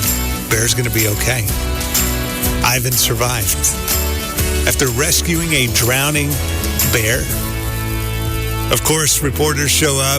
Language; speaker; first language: English; native; English